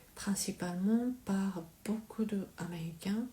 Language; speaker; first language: French; non-native, learner; Japanese